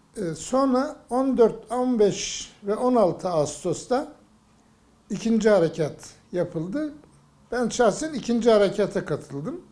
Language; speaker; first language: Turkish; native; Turkish